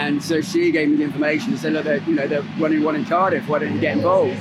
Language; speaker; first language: English; native; English